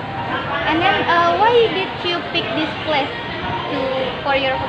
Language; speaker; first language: English; non-native, learner; Indonesian